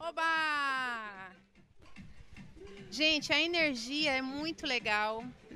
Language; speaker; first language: Portuguese; native; Portuguese